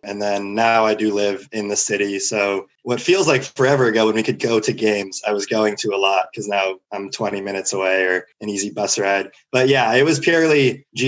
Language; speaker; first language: English; native; English